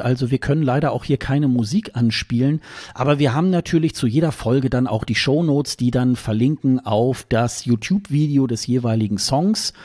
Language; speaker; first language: German; native; German